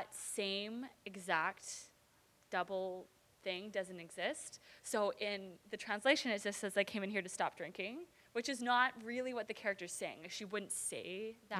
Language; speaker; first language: English; native; English